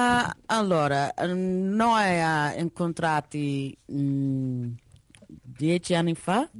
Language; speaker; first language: Italian; non-native, learner; English